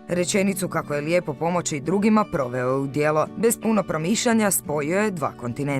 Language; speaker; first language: Croatian; native; Croatian